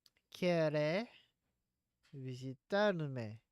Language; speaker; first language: Spanish; non-native, learner; English